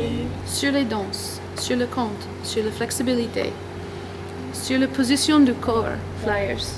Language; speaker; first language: French; non-native, learner; English